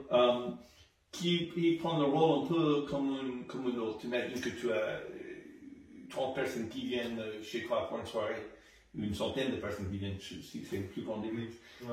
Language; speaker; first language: French; non-native, fluent; English